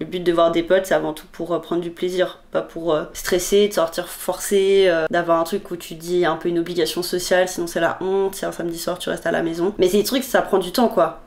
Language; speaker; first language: French; native; French